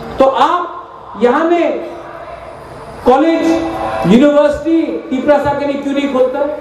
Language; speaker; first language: Hindi; non-native, local second language; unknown